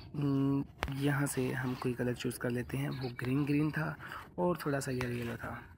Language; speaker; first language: Urdu; non-native, local second language; Punjabi